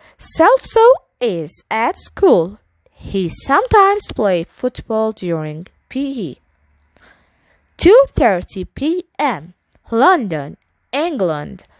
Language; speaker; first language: English; non-native, fluent; Arabic